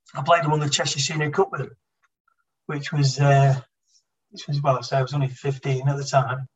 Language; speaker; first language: English; native; English